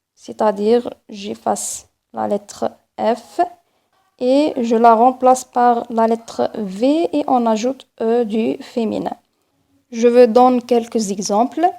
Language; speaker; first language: French; non-native, local second language; Arabic